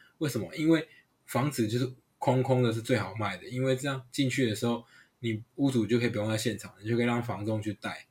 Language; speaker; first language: Chinese; non-native, local second language; Hakka Chinese